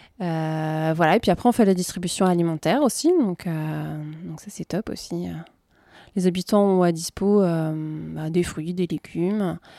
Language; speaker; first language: French; native; French